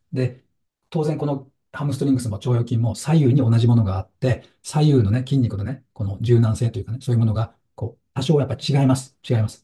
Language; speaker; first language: Japanese; native; Japanese